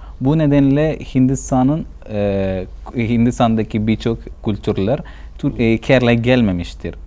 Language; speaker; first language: Turkish; non-native, fluent; Malayalam